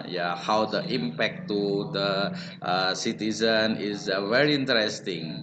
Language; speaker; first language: English; non-native, learner; Indonesian